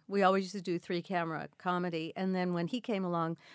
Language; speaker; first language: English; native; English